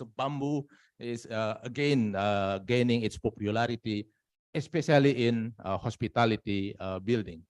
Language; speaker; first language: English; non-native, fluent; Indonesian